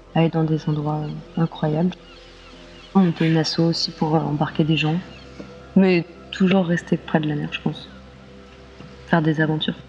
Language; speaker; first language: French; native; French